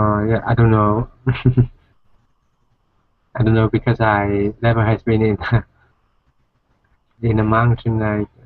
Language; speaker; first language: English; non-native, learner; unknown